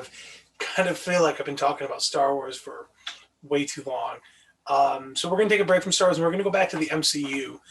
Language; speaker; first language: English; native; English